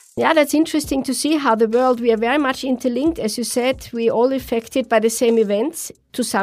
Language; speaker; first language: English; non-native, fluent; German